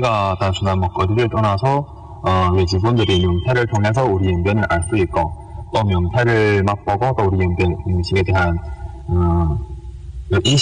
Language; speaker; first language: Korean; early bilingual, heritage; Korean